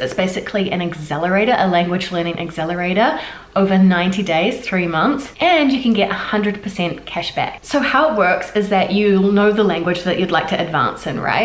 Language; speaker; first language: English; native; English